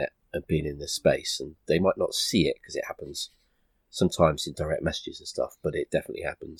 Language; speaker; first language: English; native; English